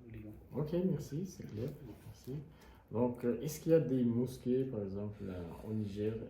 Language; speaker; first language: French; non-native, fluent; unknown